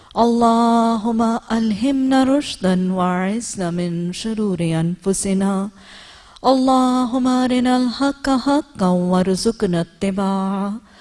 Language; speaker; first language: Urdu; native; Urdu